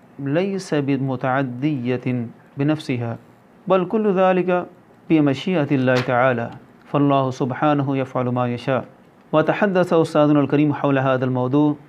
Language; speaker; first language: Arabic; non-native, fluent; Urdu